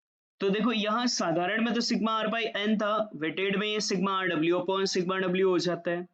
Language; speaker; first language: Hindi; native; Hindi